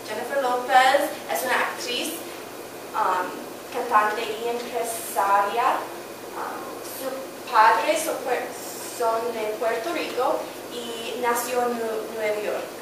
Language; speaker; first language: Spanish; non-native, learner; English